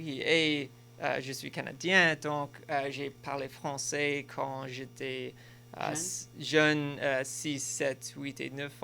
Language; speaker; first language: French; non-native, learner; English